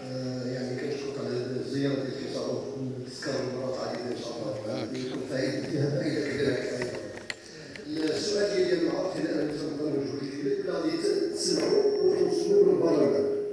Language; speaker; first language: Arabic; native; Arabic